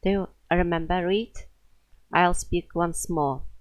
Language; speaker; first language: English; non-native, fluent; Kazakh